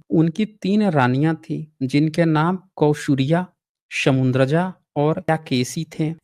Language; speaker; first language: Hindi; native; Hindi